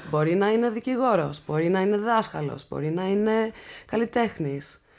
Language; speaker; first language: Greek; early bilingual, heritage; English